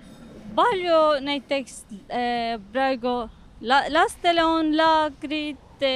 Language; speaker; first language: Estonian; non-native, learner; Arabic